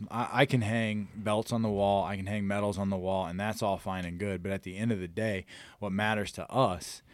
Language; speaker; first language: English; native; English